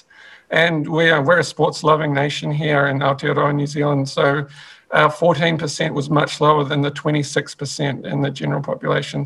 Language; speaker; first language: English; native; English